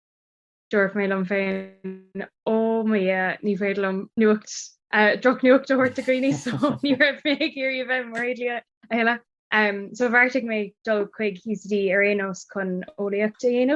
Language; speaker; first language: Irish; non-native, local second language; English